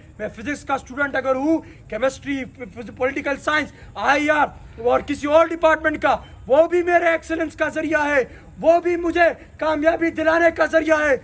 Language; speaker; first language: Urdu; non-native, local second language; Pashto